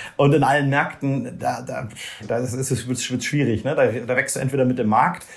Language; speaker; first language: German; native; German